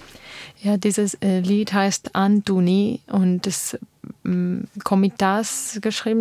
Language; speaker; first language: German; non-native, learner; Armenian